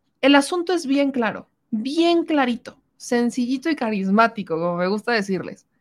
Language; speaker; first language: Spanish; native; Spanish